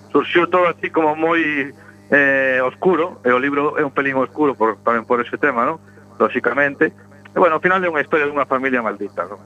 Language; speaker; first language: Galician; native; Galician